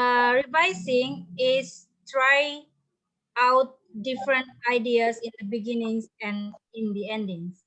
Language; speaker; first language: English; non-native, fluent; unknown